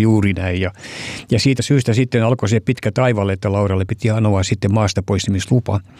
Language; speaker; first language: Finnish; early bilingual, heritage; Finnish